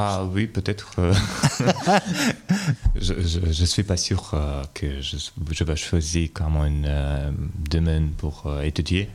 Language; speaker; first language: French; non-native, learner; Russian